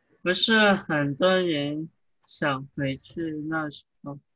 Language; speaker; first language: Chinese; early bilingual, heritage; English